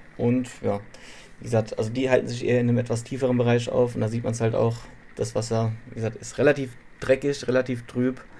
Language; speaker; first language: German; native; German